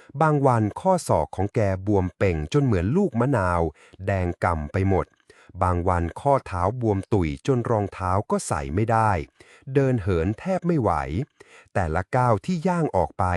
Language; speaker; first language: Thai; native; Thai